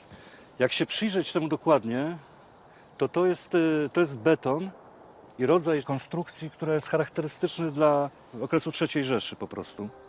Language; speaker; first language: Polish; native; Polish